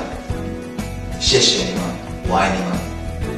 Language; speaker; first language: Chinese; non-native, learner; Korean